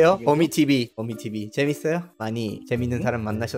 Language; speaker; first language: Korean; non-native, fluent; Spanish